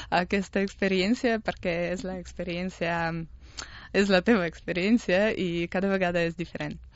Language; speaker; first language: Catalan; non-native, fluent; Russian